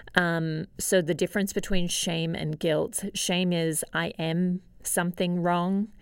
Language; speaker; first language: English; native; English